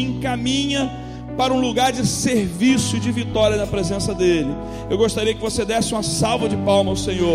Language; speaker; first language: Portuguese; native; Portuguese